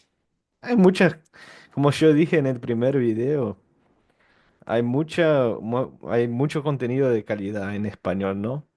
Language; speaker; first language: Spanish; non-native, fluent; Portuguese